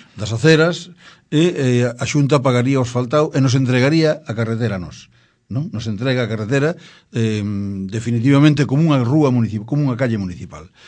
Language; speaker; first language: Galician; native; Galician